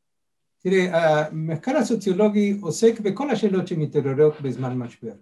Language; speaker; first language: Hebrew; non-native, fluent; Spanish